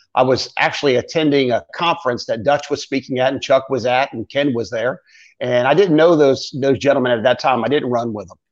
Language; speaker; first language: English; native; English